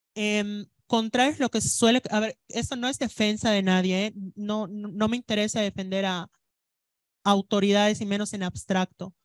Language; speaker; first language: Spanish; native; Spanish